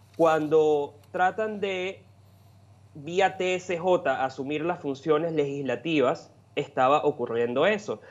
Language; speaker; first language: Spanish; native; Spanish